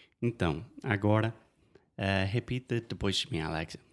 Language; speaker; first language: Portuguese; non-native, fluent; English